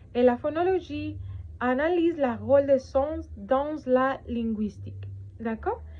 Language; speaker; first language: French; non-native, learner; Spanish